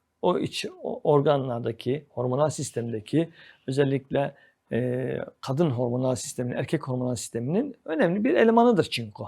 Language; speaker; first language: Turkish; native; Turkish